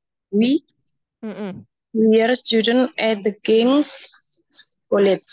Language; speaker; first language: English; non-native, learner; Indonesian